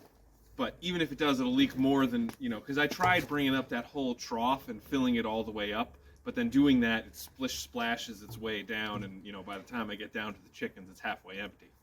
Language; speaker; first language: English; native; English